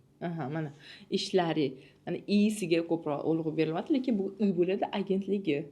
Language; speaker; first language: Uzbek; native; Uzbek